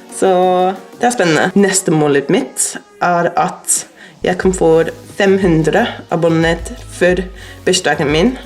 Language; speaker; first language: Norwegian; non-native, learner; English